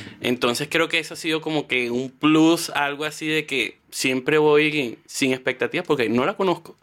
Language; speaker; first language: Spanish; native; Spanish